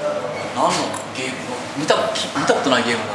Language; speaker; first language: Japanese; native; Japanese